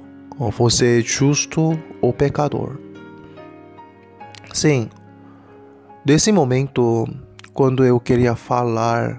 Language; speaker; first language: Portuguese; non-native, learner; Korean